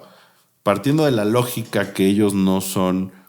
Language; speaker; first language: Spanish; native; Spanish